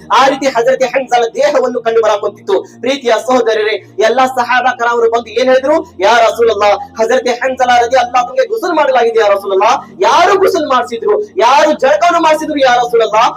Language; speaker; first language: Kannada; non-native, local second language; Urdu